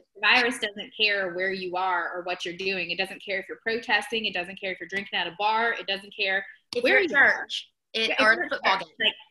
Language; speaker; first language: English; native; English